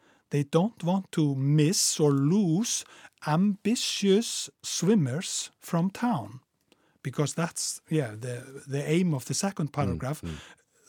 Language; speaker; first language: English; non-native, fluent; Icelandic